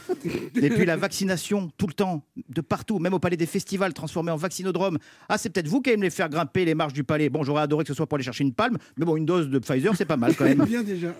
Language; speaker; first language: French; native; French